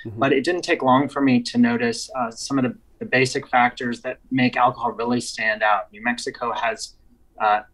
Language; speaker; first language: English; native; English